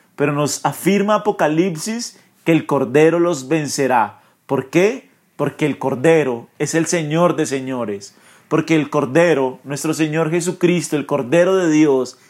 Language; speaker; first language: Spanish; native; Spanish